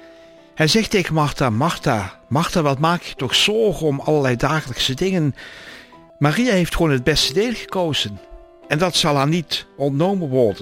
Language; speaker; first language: Dutch; native; Dutch